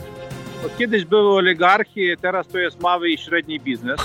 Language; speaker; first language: Polish; non-native, fluent; Ukrainian